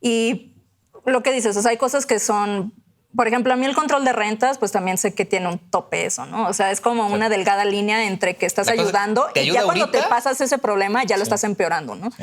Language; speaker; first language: Spanish; native; Spanish